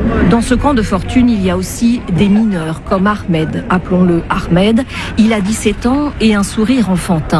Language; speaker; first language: French; native; French